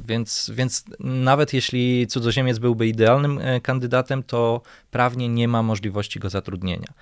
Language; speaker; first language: Polish; native; Polish